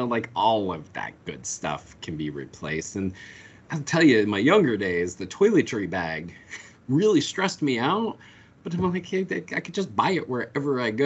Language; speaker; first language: English; native; English